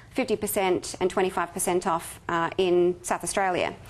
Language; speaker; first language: English; native; English